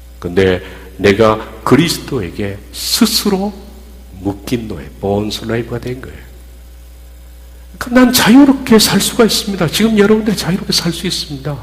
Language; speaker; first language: Korean; native; Korean